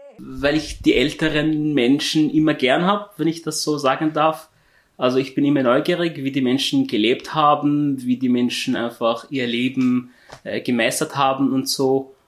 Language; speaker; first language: German; non-native, fluent; Arabic